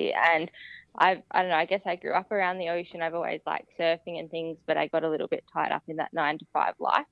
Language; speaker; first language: English; native; English